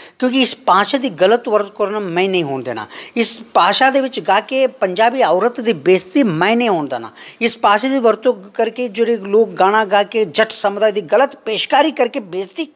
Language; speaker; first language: Punjabi; non-native, fluent; Kannada